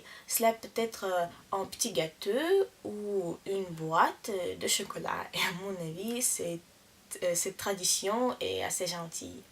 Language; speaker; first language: French; non-native, learner; Russian